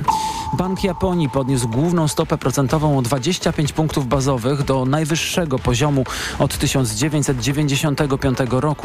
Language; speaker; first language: Polish; native; Polish